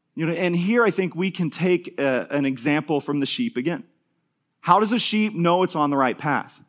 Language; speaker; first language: English; native; English